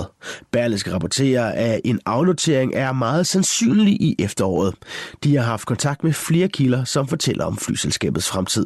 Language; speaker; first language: Danish; native; Danish